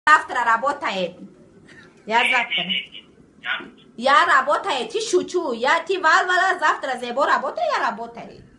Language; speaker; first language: Russian; non-native, learner; Tajik